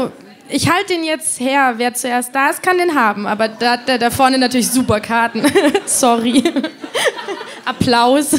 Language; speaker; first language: German; native; German